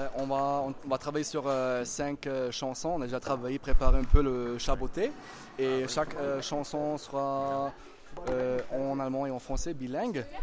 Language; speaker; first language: French; non-native, fluent; German